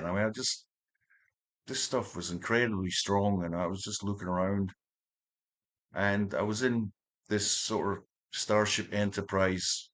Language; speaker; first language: English; native; English